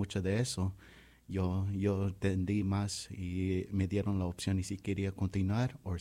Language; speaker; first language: Spanish; early bilingual, heritage; Spanish